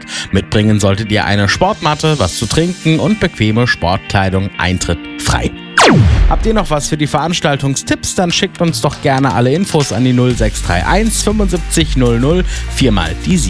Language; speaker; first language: German; native; German